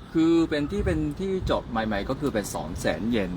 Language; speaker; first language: Thai; early bilingual, other home language; Japanese